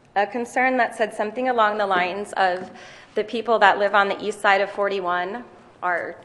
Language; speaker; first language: English; native; English